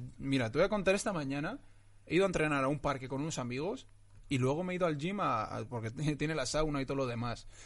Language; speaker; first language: Spanish; early bilingual, other home language; Arabic